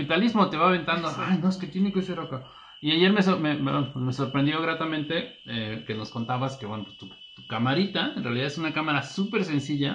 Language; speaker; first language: Spanish; native; Spanish